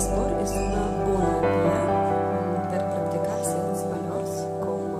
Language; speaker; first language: Catalan; non-native, learner; Estonian